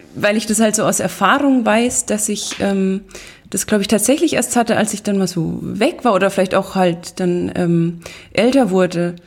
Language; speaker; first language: German; native; German